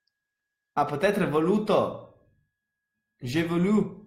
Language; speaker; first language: French; non-native, fluent; Italian